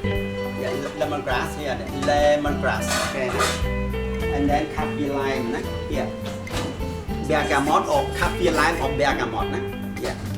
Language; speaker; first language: English; non-native, learner; Khmer